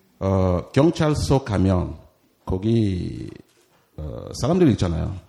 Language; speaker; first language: Korean; non-native, learner; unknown